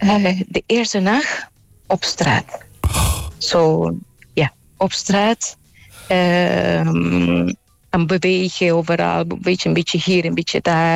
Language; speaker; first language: Dutch; non-native, fluent; Spanish